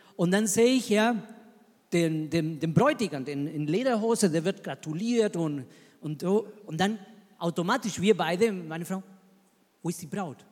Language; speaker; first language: German; non-native, fluent; Spanish